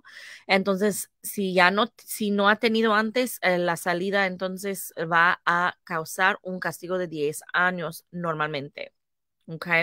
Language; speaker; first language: Spanish; non-native, fluent; English